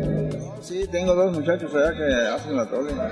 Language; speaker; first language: Spanish; native; Spanish